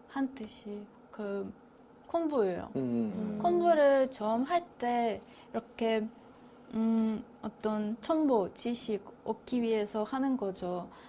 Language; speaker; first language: Korean; non-native, fluent; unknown